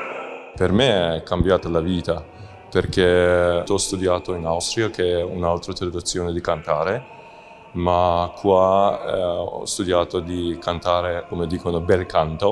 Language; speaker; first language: Italian; non-native, fluent; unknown